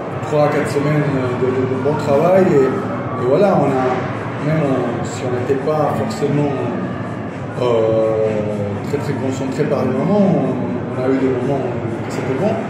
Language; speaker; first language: French; non-native, fluent; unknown